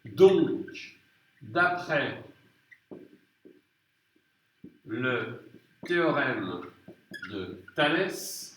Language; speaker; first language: French; native; French